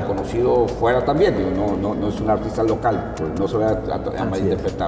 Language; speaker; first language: Spanish; native; Spanish